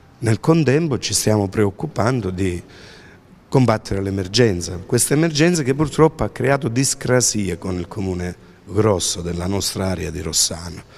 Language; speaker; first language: Italian; native; Italian